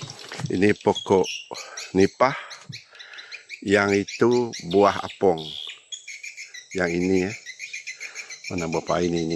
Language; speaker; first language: Malay; native; Malay